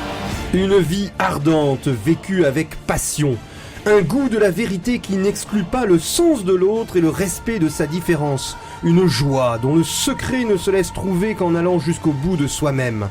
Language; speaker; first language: French; native; French